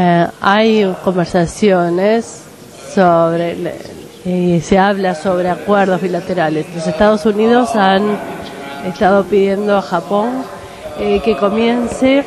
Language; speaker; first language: Spanish; non-native, fluent; Japanese